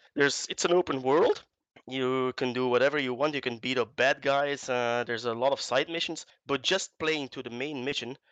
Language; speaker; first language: English; non-native, fluent; Dutch